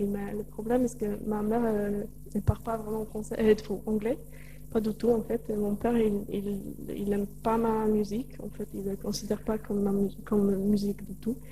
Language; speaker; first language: French; non-native, learner; Polish